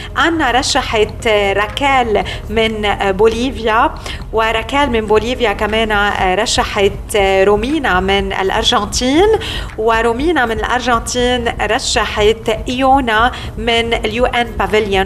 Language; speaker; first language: Arabic; native; Arabic